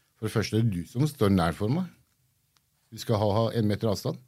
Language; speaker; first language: Norwegian; early bilingual, other home language; Kurdish